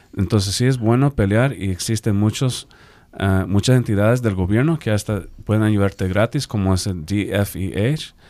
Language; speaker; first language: Spanish; non-native, fluent; English